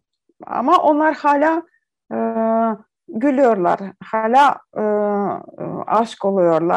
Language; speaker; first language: Turkish; non-native, learner; Ukrainian